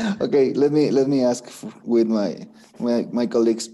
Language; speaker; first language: English; non-native, learner; Spanish